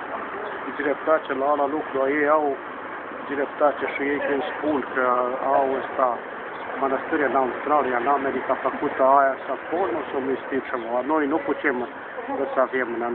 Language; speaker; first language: Romanian; early bilingual, heritage; Romanian